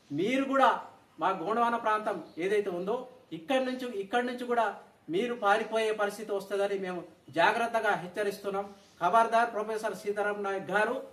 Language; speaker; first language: Telugu; non-native, local second language; Gondi